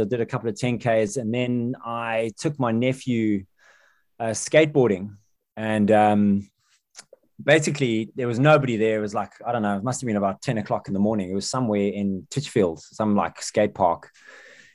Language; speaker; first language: English; native; English